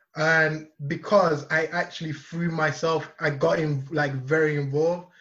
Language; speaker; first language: English; non-native, local second language; Yoruba